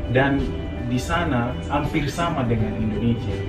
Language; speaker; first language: Malay; non-native, fluent; Nyanja